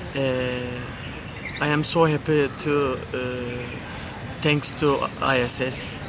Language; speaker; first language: English; non-native, learner; Turkish